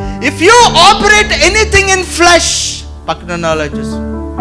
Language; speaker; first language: English; non-native, local second language; Telugu